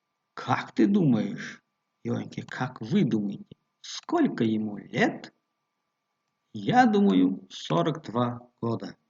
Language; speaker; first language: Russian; non-native, local second language; Tajik